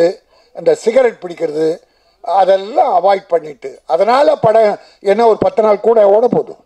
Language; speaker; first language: Tamil; native; Tamil